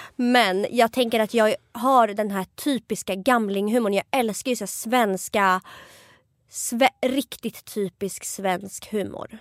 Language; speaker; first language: Swedish; native; Swedish